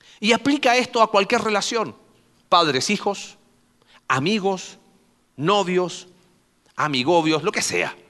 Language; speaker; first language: Spanish; native; Spanish